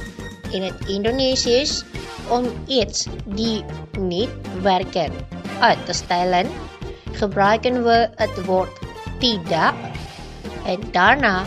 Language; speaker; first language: Dutch; non-native, learner; Indonesian